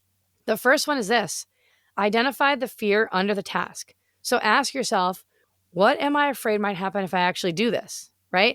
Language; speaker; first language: English; native; English